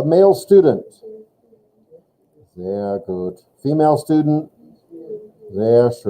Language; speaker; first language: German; non-native, fluent; English